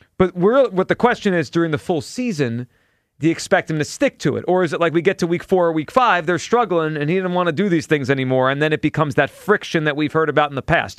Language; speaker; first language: English; native; English